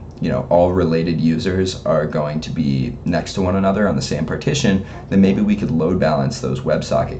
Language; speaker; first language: English; native; English